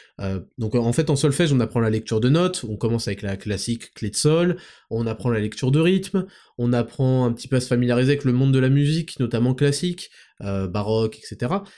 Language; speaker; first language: French; native; French